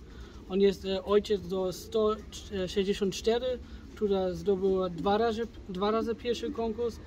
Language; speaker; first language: Polish; early bilingual, heritage; German